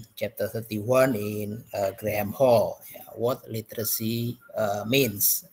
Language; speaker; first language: English; non-native, fluent; Indonesian